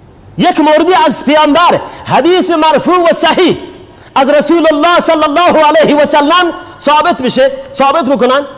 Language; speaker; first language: Persian; native; Persian